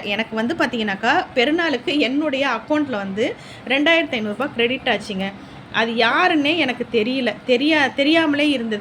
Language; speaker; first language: Tamil; native; Tamil